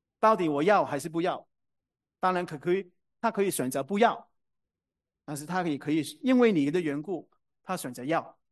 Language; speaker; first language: Chinese; non-native, local second language; Cantonese